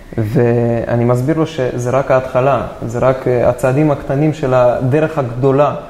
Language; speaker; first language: Hebrew; native; Hebrew